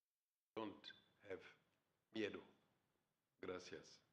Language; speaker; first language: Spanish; non-native, fluent; German